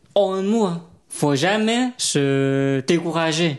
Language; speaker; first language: French; non-native, learner; Chinese